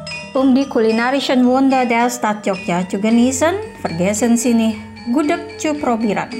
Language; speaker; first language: German; non-native, fluent; Indonesian